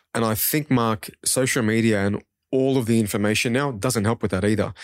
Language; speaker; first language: English; non-native, local second language; Kurdish